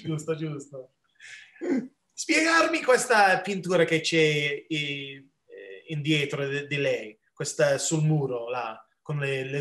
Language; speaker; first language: Italian; early bilingual, heritage; English